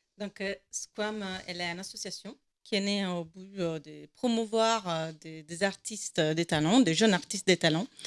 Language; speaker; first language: French; non-native, fluent; Italian